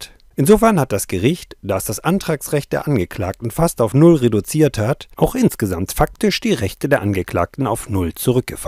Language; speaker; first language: German; native; German